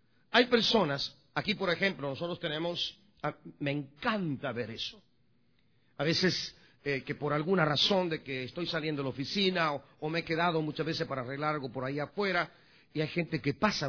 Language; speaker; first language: Spanish; native; Spanish